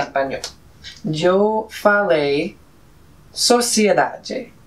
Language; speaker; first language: Portuguese; non-native, fluent; Spanish